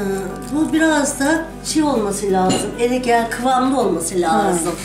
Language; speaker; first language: Turkish; native; Turkish